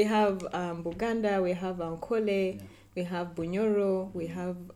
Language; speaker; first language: English; non-native, local second language; Ganda